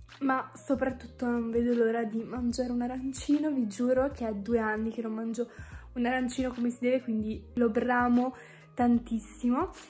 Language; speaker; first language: Italian; native; Italian